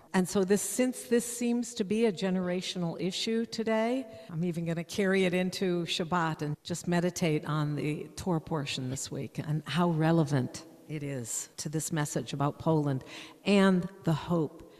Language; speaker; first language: English; native; English